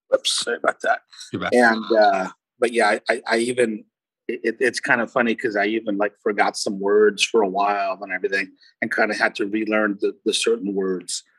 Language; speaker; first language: English; early bilingual, other home language; Portuguese